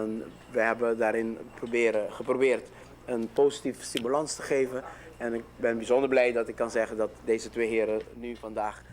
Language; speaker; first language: Dutch; non-native, local second language; Papiamento